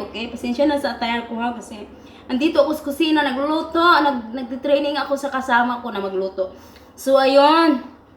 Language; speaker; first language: Filipino; non-native, local second language; Cebuano